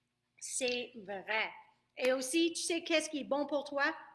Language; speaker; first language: French; non-native, fluent; English